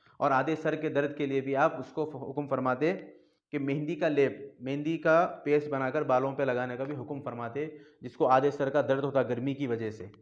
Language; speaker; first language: Urdu; native; Urdu